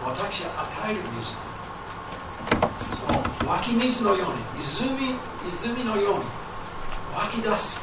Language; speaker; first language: Japanese; non-native, fluent; English